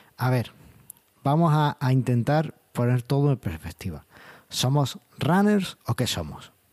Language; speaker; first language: Spanish; native; Spanish